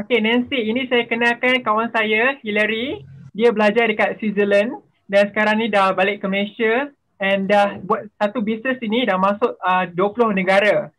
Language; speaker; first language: Malay; native; Malay